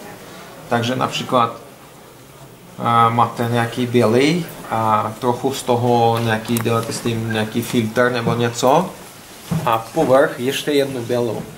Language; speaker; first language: Czech; non-native, learner; Russian